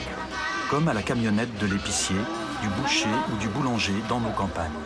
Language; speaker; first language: French; native; French